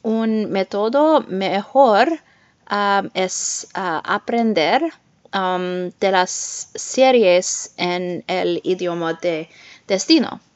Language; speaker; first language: Spanish; non-native, learner; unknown